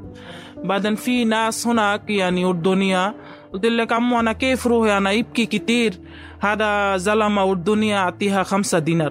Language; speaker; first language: Arabic; non-native, learner; Bangla